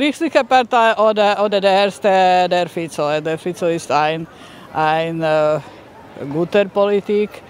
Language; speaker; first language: German; non-native, learner; Slovak